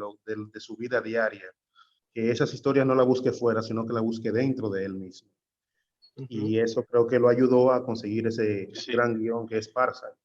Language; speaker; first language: Spanish; native; Spanish